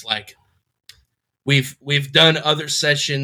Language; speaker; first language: English; native; English